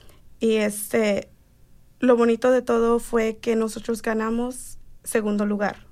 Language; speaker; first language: Spanish; early bilingual, heritage; Spanish